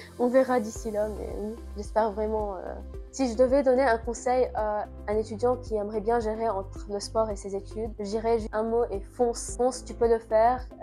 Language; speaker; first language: French; non-native, local second language; Arabic